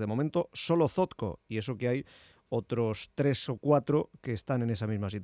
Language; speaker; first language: Spanish; native; Spanish